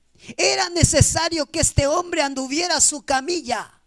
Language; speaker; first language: Spanish; native; Spanish